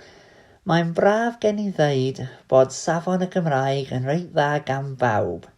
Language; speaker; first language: Welsh; native; Welsh